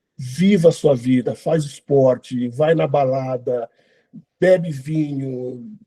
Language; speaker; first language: Portuguese; non-native, local second language; Kabuverdianu